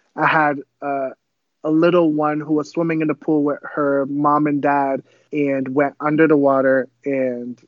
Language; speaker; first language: English; early bilingual, other home language; Kabuverdianu